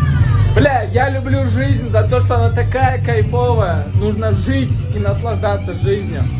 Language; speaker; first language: Russian; non-native, fluent; Turkmen